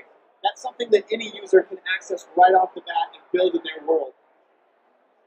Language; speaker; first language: English; native; English